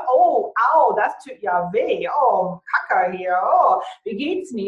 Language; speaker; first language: German; non-native, fluent; English